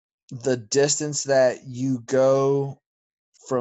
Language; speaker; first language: English; native; English